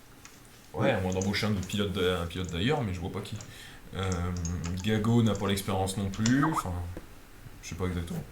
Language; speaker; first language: French; native; French